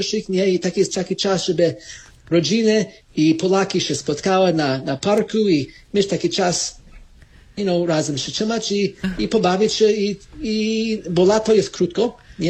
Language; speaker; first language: Polish; early bilingual, heritage; Polish